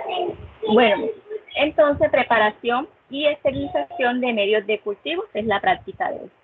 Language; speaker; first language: Spanish; native; Spanish